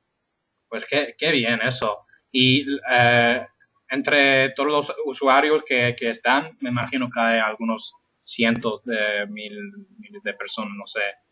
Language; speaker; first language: Spanish; non-native, fluent; English